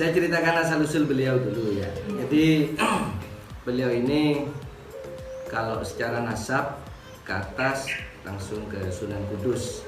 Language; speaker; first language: Indonesian; non-native, local second language; Madurese